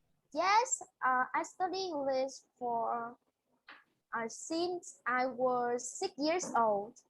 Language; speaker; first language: English; non-native, learner; Vietnamese